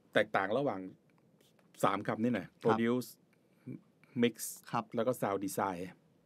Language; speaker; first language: Thai; native; Thai